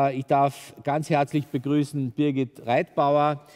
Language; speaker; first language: German; native; German